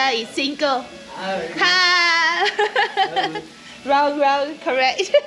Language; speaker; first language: English; non-native, fluent; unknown